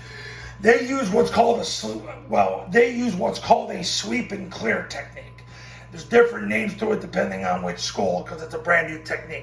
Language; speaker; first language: English; native; English